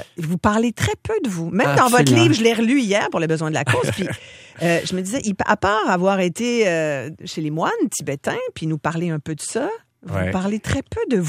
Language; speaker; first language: French; native; French